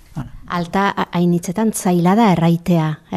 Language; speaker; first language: Basque; native; Basque